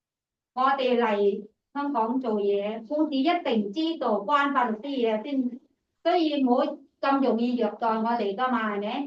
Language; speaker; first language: Cantonese; non-native, fluent; Thai